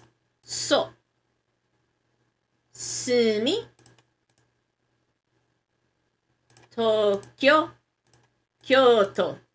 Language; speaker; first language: Japanese; non-native, learner; English